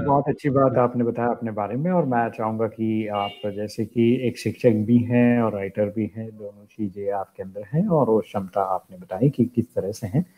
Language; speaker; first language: Hindi; native; Hindi